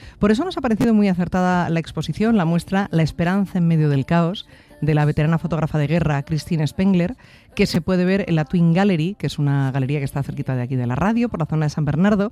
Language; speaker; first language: Spanish; native; Spanish